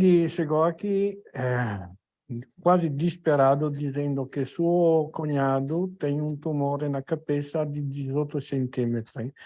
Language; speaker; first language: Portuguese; non-native, learner; Italian